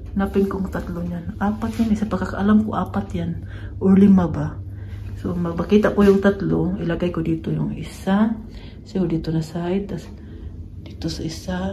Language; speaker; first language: Filipino; non-native, local second language; Cebuano